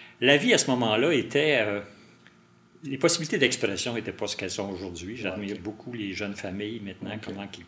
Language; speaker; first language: French; native; French